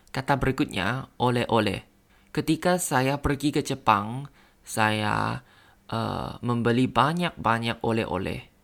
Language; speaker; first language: Indonesian; non-native, learner; Thai